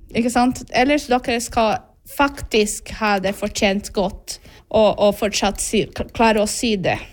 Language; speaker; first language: Norwegian; non-native, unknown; Portuguese